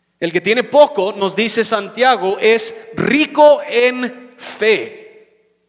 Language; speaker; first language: Spanish; non-native, fluent; English